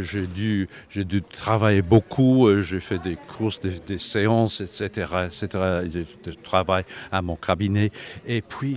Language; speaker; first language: French; non-native, learner; English